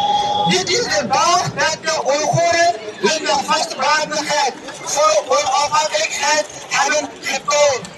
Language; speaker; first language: Dutch; non-native, learner; Uyghur